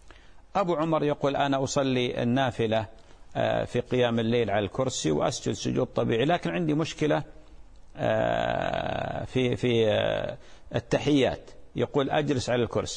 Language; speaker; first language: Arabic; native; Arabic